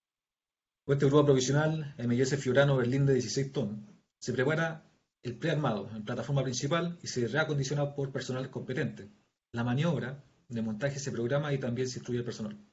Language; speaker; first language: Spanish; native; Spanish